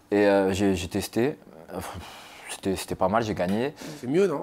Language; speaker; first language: French; native; French